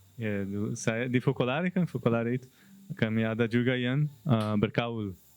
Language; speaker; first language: Indonesian; non-native, fluent; Portuguese